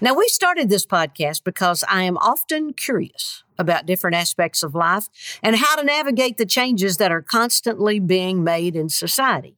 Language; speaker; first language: English; native; English